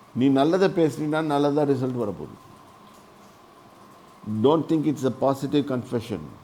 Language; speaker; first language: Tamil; native; Tamil